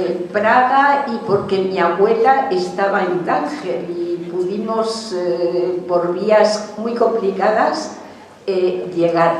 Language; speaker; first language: Spanish; early bilingual, other home language; Hungarian